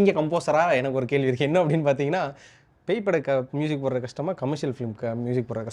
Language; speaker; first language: Tamil; native; Tamil